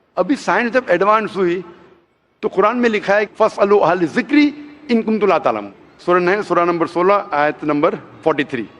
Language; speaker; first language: Hindi; non-native, local second language; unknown